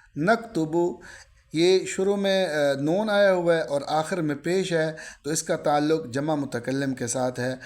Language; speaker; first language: Urdu; native; Urdu